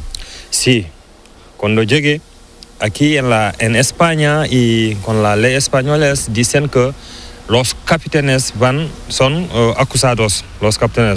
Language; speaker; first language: Spanish; non-native, learner; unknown